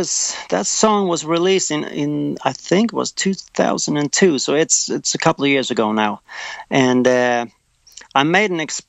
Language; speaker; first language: English; non-native, fluent; Swedish